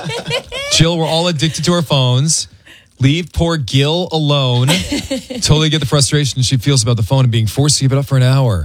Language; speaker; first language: English; native; English